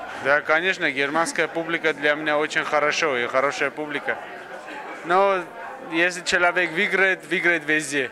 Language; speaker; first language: Russian; non-native, learner; Armenian